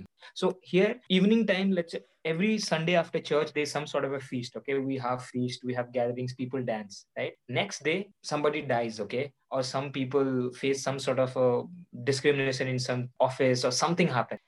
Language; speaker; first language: English; non-native, local second language; Odia